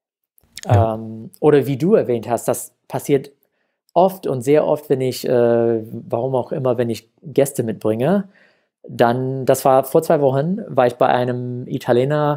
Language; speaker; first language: German; non-native, fluent; English